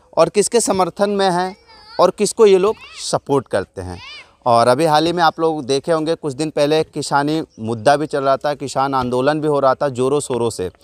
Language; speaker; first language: Hindi; native; Hindi